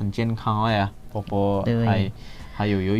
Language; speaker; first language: Chinese; early bilingual, heritage; Indonesian